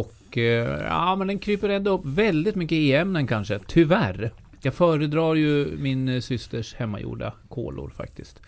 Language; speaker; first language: Swedish; native; Swedish